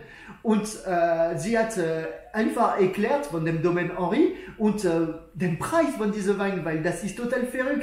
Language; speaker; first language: German; non-native, learner; French